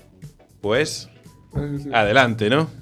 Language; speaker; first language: Spanish; native; Spanish